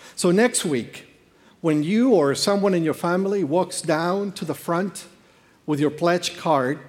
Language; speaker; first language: English; non-native, fluent; Spanish